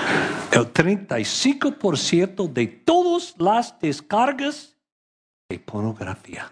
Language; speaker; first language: Spanish; non-native, learner; English